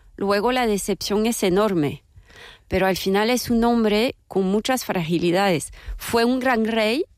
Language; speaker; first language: Spanish; non-native, fluent; French